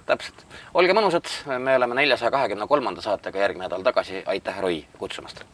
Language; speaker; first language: Estonian; native; Estonian